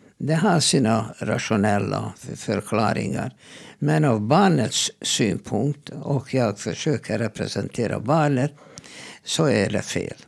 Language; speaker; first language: Swedish; non-native, fluent; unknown